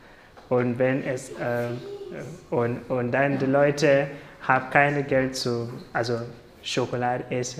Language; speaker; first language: German; non-native, learner; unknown